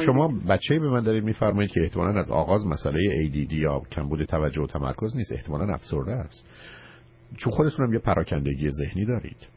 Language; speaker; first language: Persian; native; Persian